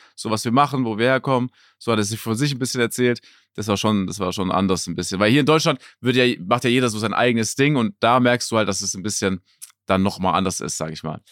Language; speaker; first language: German; native; German